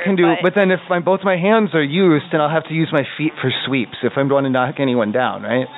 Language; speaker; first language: English; native; English